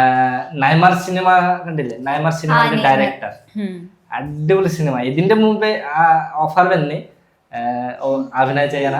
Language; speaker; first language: Malayalam; non-native, local second language; Bangla